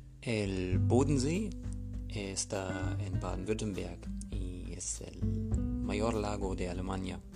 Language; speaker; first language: Spanish; non-native, learner; German